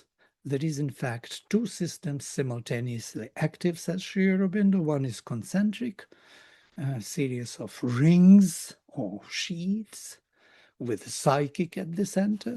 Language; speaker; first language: English; non-native, fluent; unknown